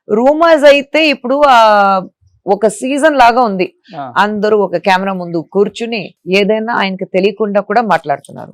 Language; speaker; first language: Telugu; non-native, fluent; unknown